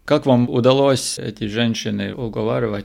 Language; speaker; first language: Russian; non-native, local second language; Latvian